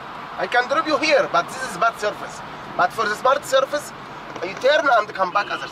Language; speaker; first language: English; non-native, learner; Arabic